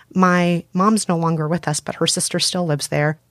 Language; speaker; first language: English; native; English